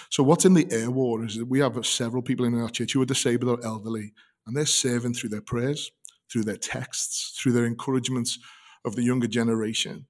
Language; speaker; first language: English; native; English